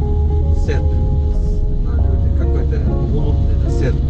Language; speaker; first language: Russian; non-native, learner; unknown